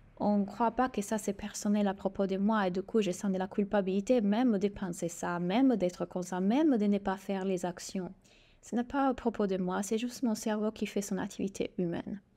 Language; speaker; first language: French; native; French